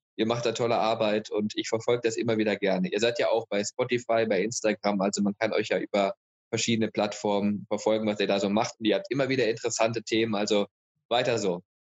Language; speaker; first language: German; native; German